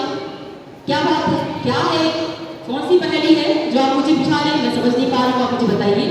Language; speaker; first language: Hindi; native; Hindi